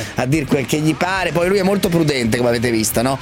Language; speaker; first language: Italian; native; Italian